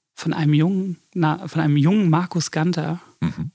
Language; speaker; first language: German; early bilingual, other home language; English